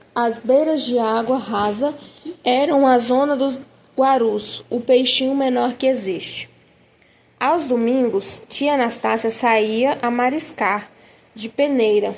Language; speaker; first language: Portuguese; native; Portuguese